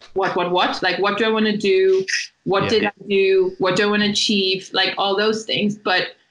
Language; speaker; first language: English; non-native, fluent; German